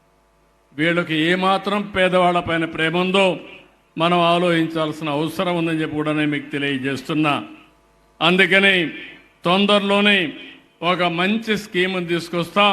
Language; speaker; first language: Telugu; native; Telugu